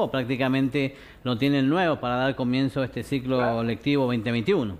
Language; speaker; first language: Spanish; native; Spanish